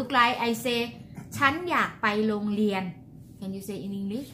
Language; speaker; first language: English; non-native, learner; Thai